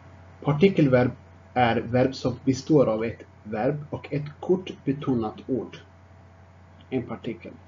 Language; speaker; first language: Swedish; non-native, fluent; Tigrinya